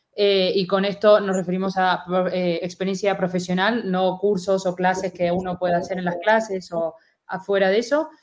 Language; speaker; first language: Spanish; native; Spanish